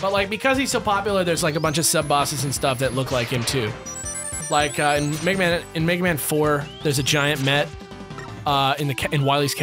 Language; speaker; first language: English; native; English